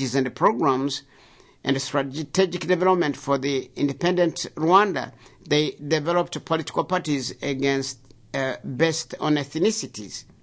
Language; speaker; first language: English; non-native, local second language; Kinyarwanda